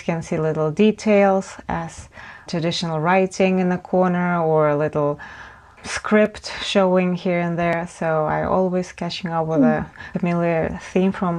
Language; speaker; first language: English; non-native, fluent; Russian